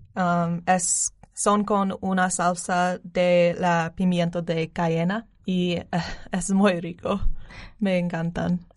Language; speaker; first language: Spanish; non-native, learner; English